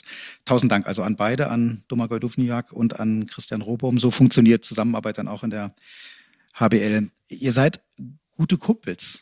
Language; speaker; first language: German; native; German